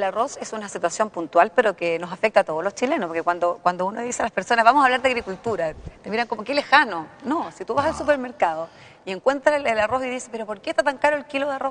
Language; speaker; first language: Spanish; native; Spanish